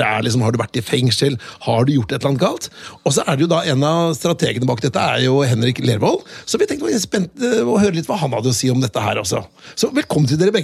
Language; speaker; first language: Norwegian; native; Norwegian